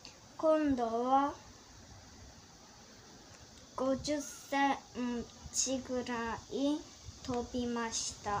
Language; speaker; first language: Japanese; early bilingual, heritage; Korean